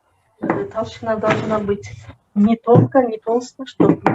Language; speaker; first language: Russian; non-native, local second language; Kyrgyz